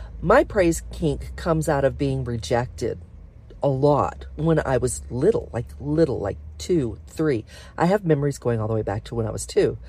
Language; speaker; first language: English; native; English